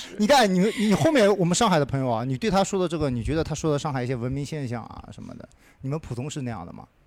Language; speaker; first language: Chinese; native; Chinese